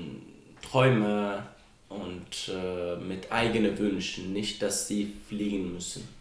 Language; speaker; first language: German; non-native, fluent; Persian